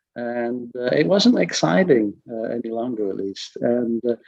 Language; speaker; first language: English; native; English